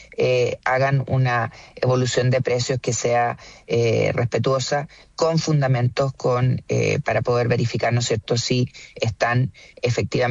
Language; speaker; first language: Spanish; native; Spanish